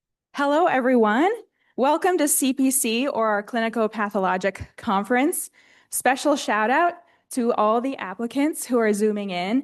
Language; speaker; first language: English; native; English